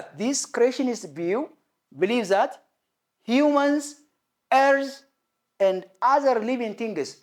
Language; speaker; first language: English; non-native, local second language; Amharic